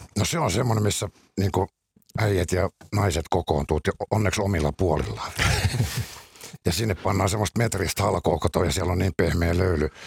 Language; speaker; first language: Finnish; native; Finnish